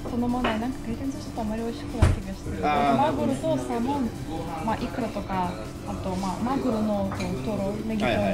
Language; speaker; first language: Japanese; non-native, fluent; Russian